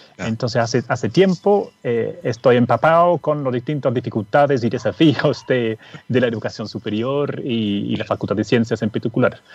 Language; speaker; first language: Spanish; non-native, fluent; English